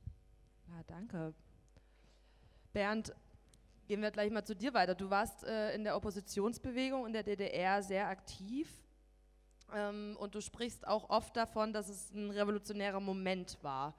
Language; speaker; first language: German; native; German